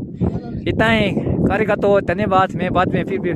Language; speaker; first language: Hindi; non-native, fluent; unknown